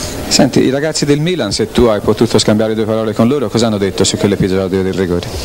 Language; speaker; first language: Italian; native; Italian